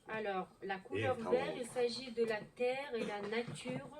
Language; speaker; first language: French; non-native, learner; Mongolian